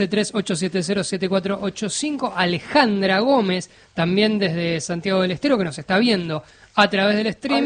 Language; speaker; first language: Spanish; native; Spanish